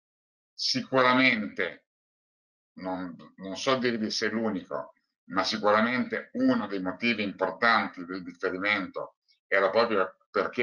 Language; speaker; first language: Italian; native; Italian